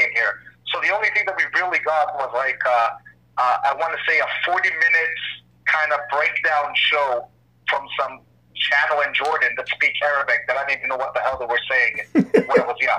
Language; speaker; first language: English; non-native, fluent; Hebrew